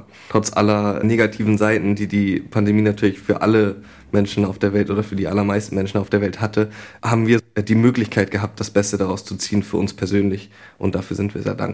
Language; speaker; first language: German; native; German